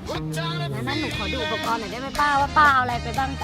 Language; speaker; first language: Thai; native; Thai